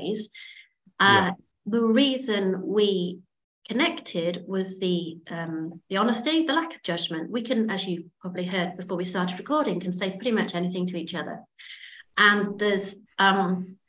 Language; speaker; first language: English; native; English